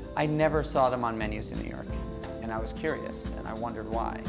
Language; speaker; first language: English; native; English